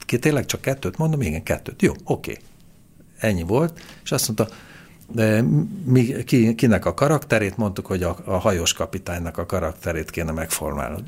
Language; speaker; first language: Hungarian; native; Hungarian